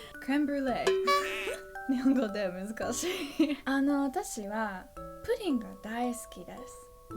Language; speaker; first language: Japanese; non-native, learner; English